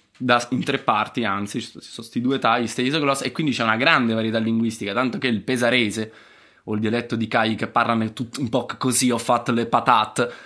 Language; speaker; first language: Italian; native; Italian